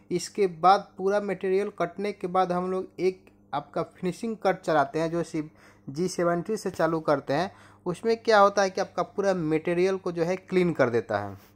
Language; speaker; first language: Hindi; native; Hindi